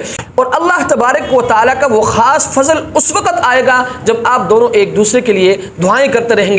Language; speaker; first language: Urdu; native; Urdu